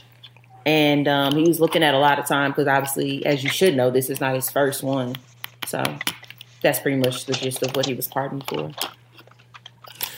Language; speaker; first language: English; native; English